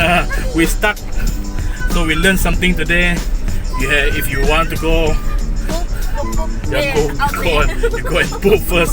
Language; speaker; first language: English; non-native, local second language; Malay